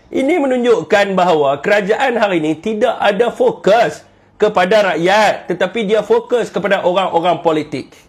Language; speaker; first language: Malay; native; Malay